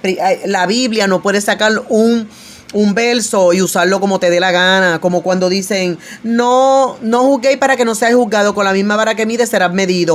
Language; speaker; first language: Spanish; native; Spanish